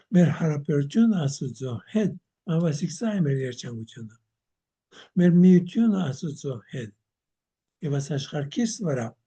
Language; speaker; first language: Armenian; early bilingual, heritage; Armenian